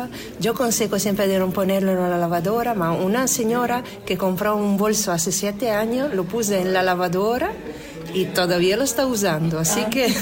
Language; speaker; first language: Spanish; non-native, fluent; Italian